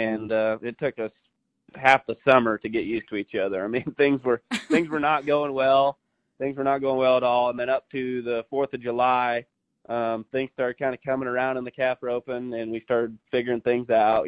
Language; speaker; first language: English; native; English